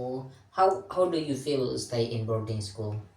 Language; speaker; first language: English; non-native, learner; Indonesian